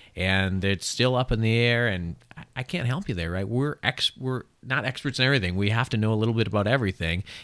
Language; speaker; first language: English; native; English